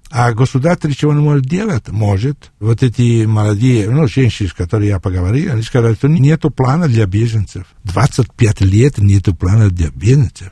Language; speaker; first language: Russian; non-native, fluent; Italian